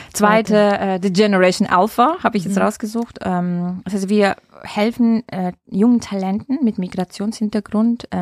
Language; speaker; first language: German; non-native, fluent; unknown